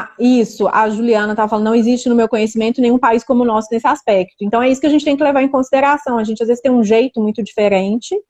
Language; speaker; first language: Portuguese; native; Portuguese